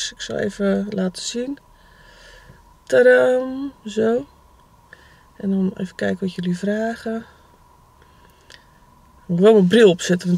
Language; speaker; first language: Dutch; native; Dutch